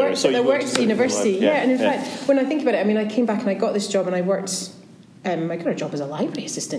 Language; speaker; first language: English; native; English